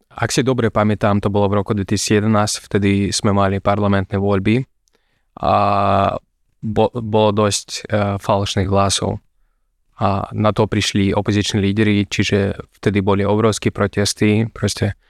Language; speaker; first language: Slovak; non-native, fluent; Russian